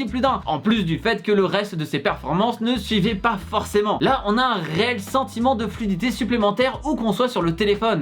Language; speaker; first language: French; native; French